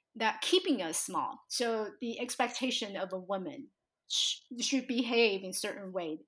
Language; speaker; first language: English; early bilingual, other home language; Chinese